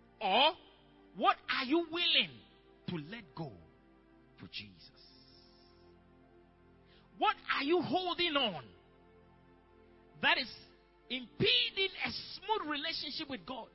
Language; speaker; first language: English; non-native, local second language; Akan